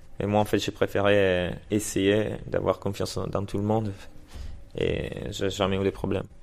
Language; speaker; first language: French; native; French